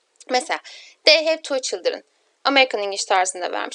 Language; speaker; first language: English; non-native, fluent; Turkish